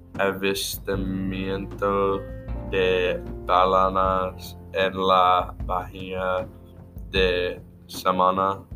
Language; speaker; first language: Spanish; non-native, learner; English